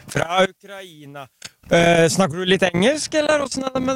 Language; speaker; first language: Norwegian; native; Norwegian